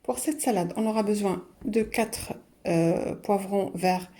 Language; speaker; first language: French; non-native, local second language; Arabic